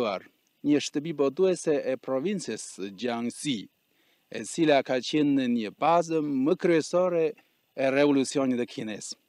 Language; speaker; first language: Albanian; non-native, fluent; Chinese